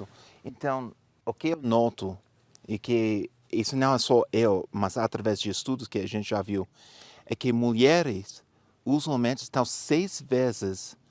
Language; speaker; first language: Portuguese; non-native, fluent; English